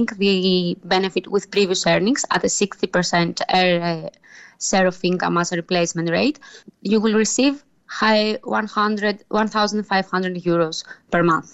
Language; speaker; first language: English; native; English